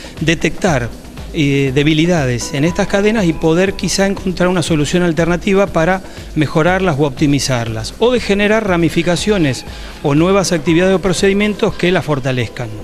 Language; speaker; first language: Spanish; native; Spanish